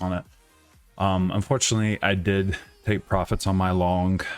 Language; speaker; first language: English; native; English